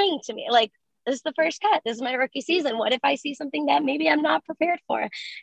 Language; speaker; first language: English; early bilingual, other home language; Spanish